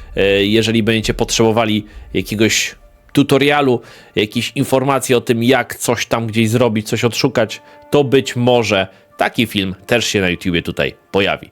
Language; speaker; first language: Polish; native; Polish